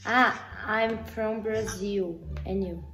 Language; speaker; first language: English; non-native, learner; Portuguese